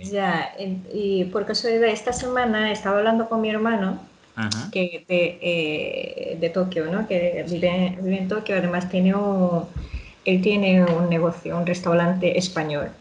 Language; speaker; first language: Spanish; non-native, fluent; Japanese